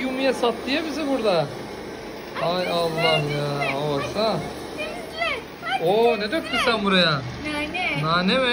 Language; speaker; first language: Turkish; native; Turkish